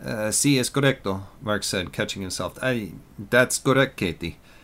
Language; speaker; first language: English; native; English